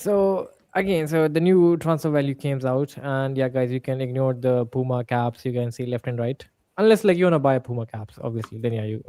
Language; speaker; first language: English; non-native, fluent; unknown